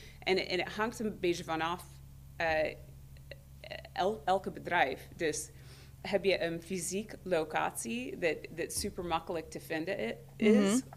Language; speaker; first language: Dutch; non-native, fluent; English